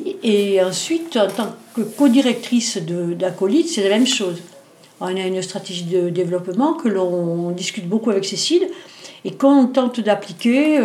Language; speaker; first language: French; native; French